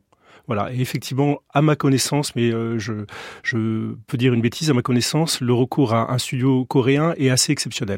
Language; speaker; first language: French; native; French